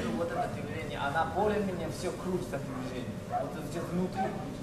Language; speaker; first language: Russian; non-native, learner; Chinese